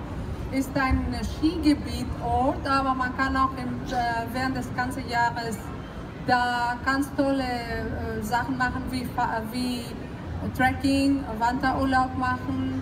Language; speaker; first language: German; non-native, fluent; Greek